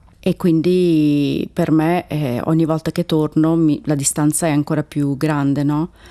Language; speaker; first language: Italian; early bilingual, other home language; Turkish